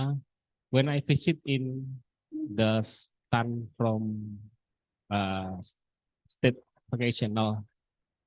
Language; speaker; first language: English; non-native, learner; Indonesian